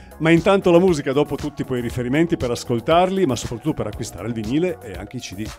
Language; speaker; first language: Italian; native; Italian